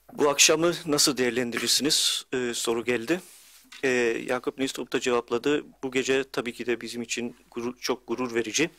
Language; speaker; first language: Turkish; early bilingual, heritage; Turkish